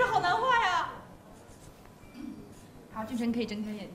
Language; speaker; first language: Chinese; native; Chinese